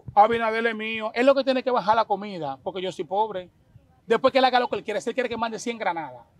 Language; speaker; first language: Spanish; native; Spanish